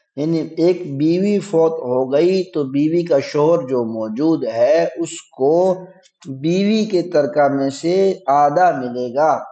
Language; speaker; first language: Urdu; native; Urdu